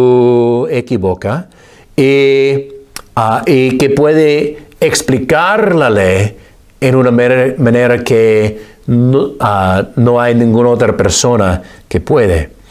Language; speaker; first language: Spanish; non-native, fluent; English